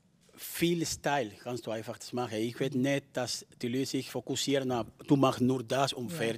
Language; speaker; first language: German; non-native, fluent; Spanish